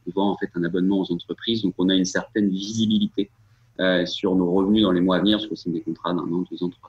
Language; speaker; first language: French; native; French